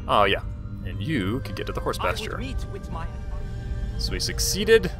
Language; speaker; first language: English; native; English